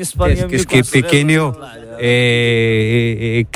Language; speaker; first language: Spanish; non-native, learner; Arabic